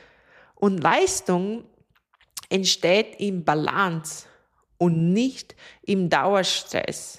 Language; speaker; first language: German; non-native, fluent; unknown